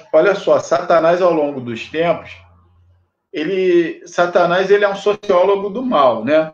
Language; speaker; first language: Portuguese; native; Portuguese